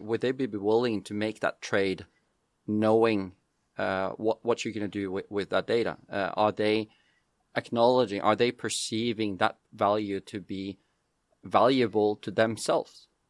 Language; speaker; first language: English; non-native, fluent; Norwegian